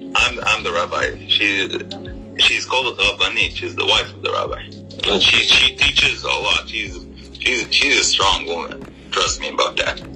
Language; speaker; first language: English; non-native, fluent; Hebrew